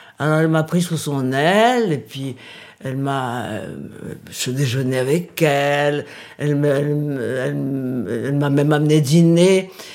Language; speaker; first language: French; early bilingual, other home language; Portuguese